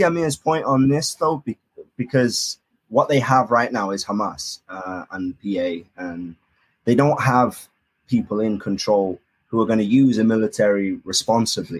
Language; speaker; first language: English; native; English